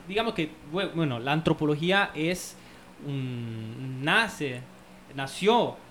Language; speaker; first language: Spanish; non-native, fluent; Italian